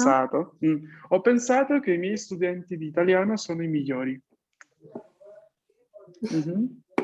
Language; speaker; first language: Italian; non-native, fluent; Spanish